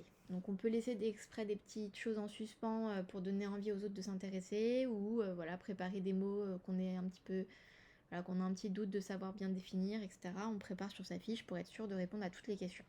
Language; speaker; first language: French; native; French